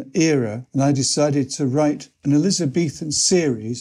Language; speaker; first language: English; native; English